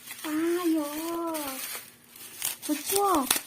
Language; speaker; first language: Chinese; non-native, fluent; Indonesian